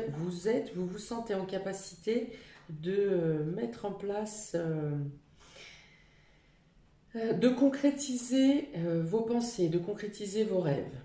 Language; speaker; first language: French; native; French